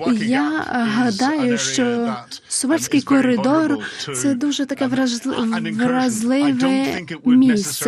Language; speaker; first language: Ukrainian; non-native, fluent; English